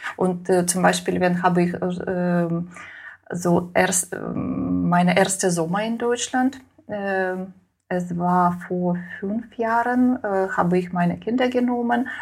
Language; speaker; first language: German; non-native, fluent; Russian